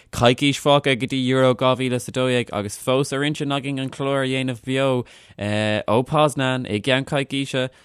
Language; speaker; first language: Irish; native; Irish